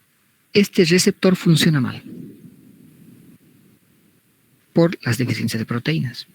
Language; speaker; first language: Spanish; native; Spanish